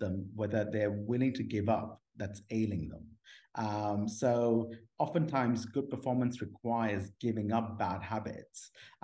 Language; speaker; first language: English; non-native, local second language; Urdu